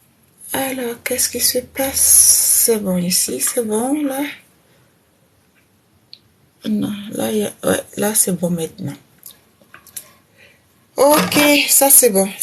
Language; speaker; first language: French; native; French